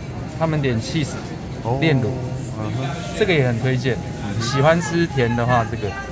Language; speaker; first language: Chinese; native; Chinese